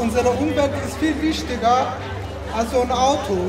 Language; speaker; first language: German; non-native, fluent; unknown